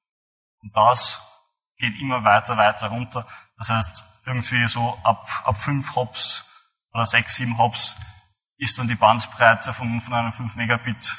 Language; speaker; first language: German; native; German